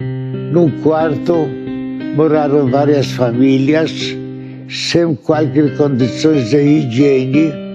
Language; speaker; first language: Portuguese; non-native, fluent; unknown